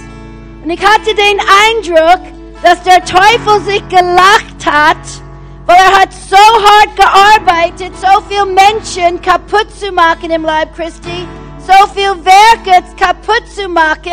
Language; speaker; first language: German; non-native, fluent; English